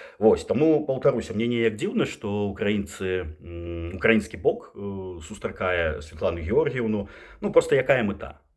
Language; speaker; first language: Belarusian; non-native, local second language; Russian